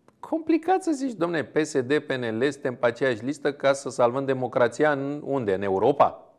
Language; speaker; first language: Romanian; native; Romanian